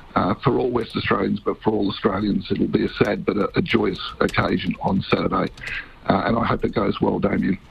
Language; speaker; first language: English; native; English